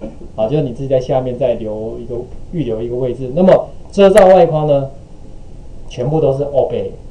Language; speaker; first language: Chinese; native; Chinese